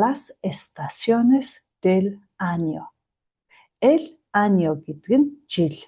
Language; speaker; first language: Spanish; non-native, fluent; Mongolian